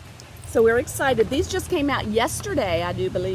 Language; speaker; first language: English; native; English